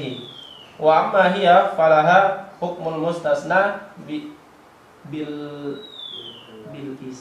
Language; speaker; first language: Arabic; non-native, learner; Indonesian